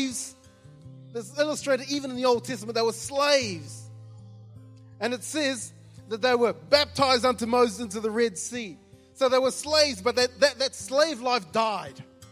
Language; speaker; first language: English; native; English